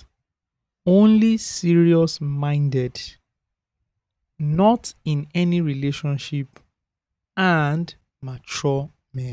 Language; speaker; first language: English; non-native, local second language; Yoruba